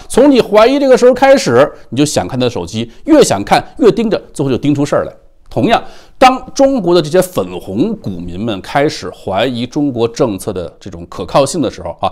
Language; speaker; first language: Chinese; native; Chinese